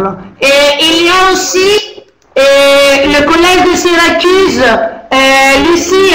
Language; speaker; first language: French; non-native, learner; Greek